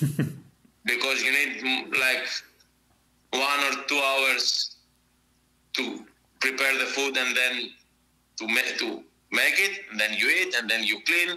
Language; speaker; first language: English; non-native, fluent; Greek